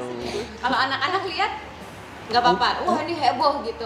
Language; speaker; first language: Indonesian; native; Indonesian